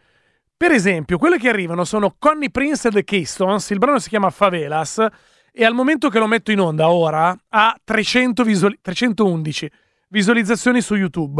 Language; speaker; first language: Italian; native; Italian